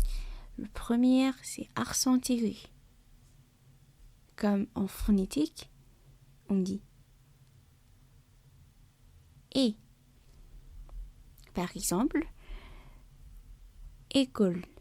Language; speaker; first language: French; non-native, learner; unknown